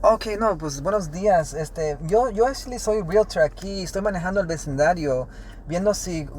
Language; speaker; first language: Spanish; early bilingual, heritage; Spanish